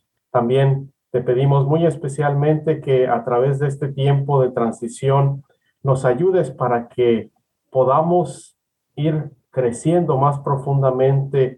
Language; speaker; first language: Spanish; native; Spanish